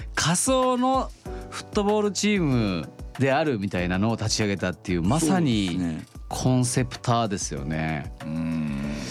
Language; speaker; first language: Japanese; native; Japanese